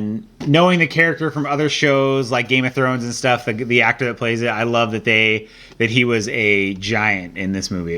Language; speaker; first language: English; native; English